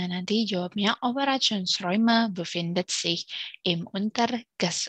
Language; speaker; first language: German; non-native, learner; Indonesian